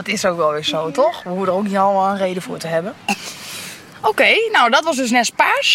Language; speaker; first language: Dutch; native; Dutch